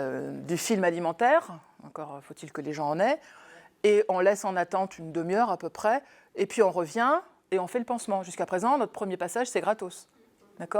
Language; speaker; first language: French; native; French